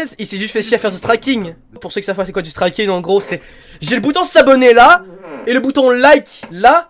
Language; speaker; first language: French; native; French